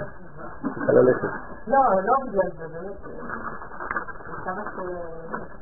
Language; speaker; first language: Hebrew; non-native, learner; French